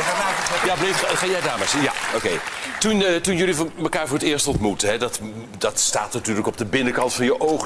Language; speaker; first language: Dutch; native; Dutch